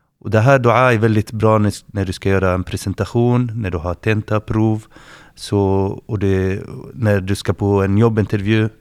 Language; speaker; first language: Swedish; non-native, fluent; Arabic